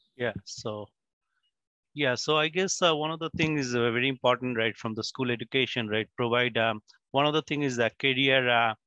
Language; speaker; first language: English; non-native, local second language; Bangla